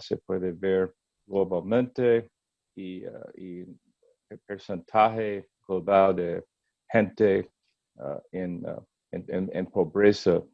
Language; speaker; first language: Spanish; non-native, learner; English